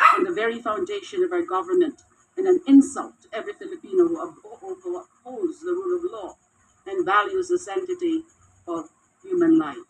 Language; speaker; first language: English; non-native, local second language; Filipino